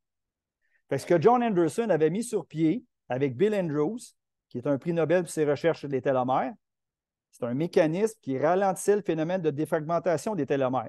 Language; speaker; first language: French; native; French